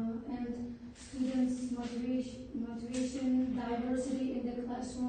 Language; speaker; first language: English; non-native, learner; Uzbek